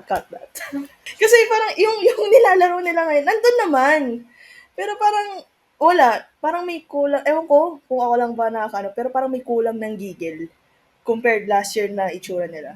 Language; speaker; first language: Filipino; native; Filipino